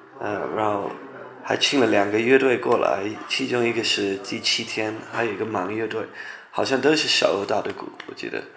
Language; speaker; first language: Chinese; non-native, fluent; English